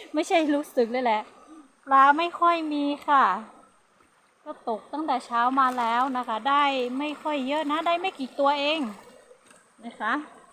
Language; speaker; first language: Thai; non-native, local second language; Hmong